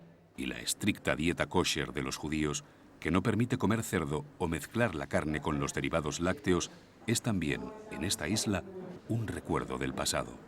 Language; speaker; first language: Spanish; native; Spanish